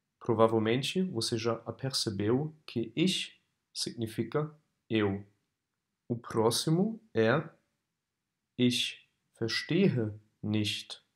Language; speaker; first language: Portuguese; non-native, fluent; German